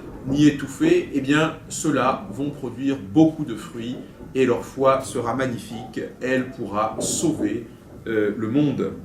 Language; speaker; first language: French; native; French